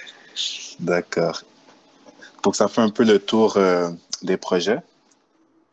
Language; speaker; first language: French; native; French